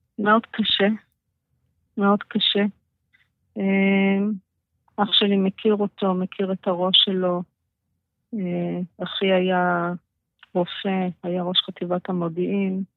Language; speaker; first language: Hebrew; native; Hebrew